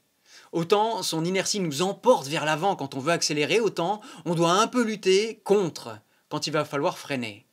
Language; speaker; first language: French; native; French